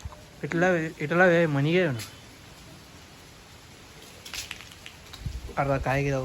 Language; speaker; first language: Kannada; native; Kannada